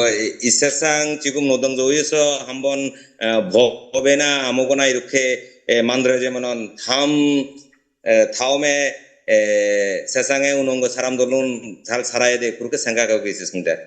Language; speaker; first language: Korean; non-native, learner; Bangla